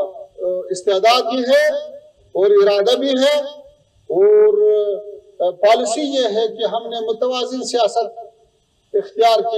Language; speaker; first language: Hindi; non-native, fluent; Pashto